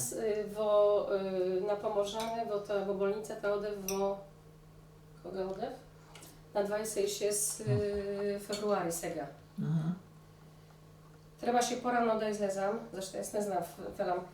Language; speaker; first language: Macedonian; early bilingual, heritage; Polish